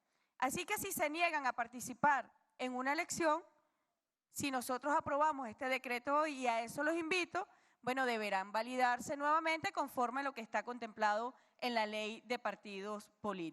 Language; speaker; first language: Spanish; native; Spanish